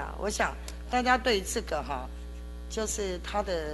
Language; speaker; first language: Chinese; native; Chinese